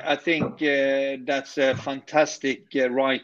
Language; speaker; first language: English; non-native, fluent; Swedish